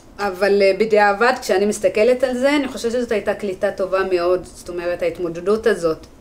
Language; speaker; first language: Hebrew; early bilingual, other home language; Amharic